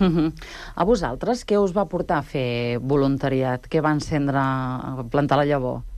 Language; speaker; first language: Catalan; native; Catalan